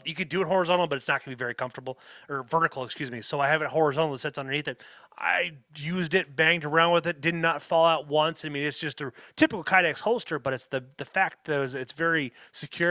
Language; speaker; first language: English; native; English